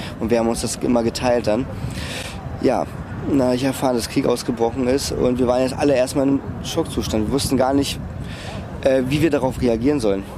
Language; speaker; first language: German; early bilingual, other home language; Russian